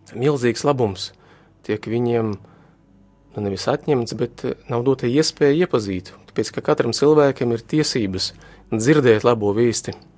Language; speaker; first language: Latvian; non-native, local second language; Russian